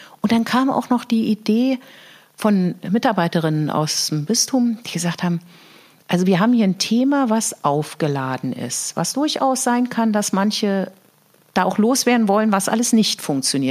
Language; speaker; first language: German; native; German